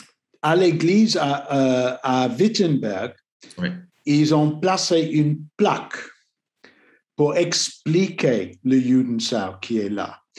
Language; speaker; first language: French; non-native, learner; English